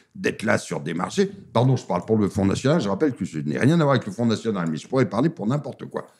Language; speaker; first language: French; native; French